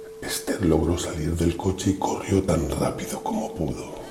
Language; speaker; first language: Spanish; native; Spanish